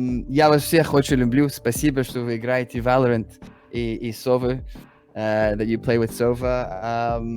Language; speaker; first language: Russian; early bilingual, heritage; English